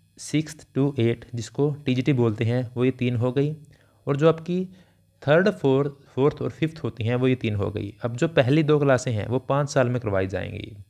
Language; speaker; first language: Hindi; native; Hindi